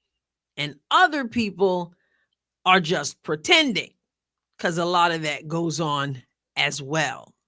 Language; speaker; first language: English; native; English